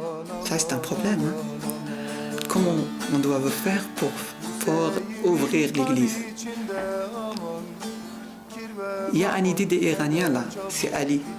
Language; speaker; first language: French; non-native, learner; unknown